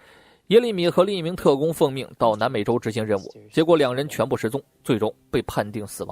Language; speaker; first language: Chinese; native; Chinese